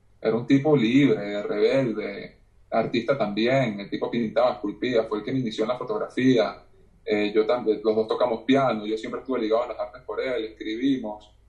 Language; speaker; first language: Spanish; native; Spanish